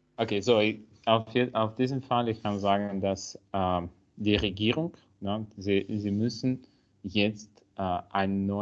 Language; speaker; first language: German; non-native, learner; Italian